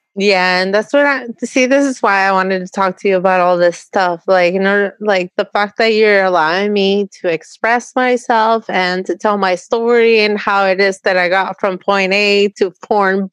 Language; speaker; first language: English; early bilingual, other home language; Spanish